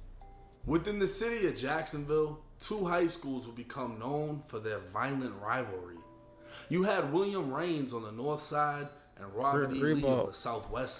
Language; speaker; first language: English; native; English